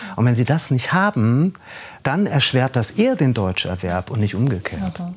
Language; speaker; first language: German; native; German